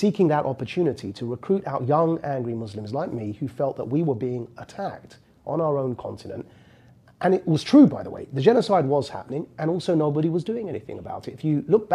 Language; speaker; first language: English; native; English